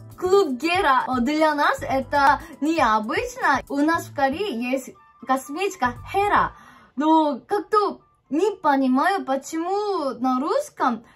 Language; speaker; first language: Russian; non-native, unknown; Korean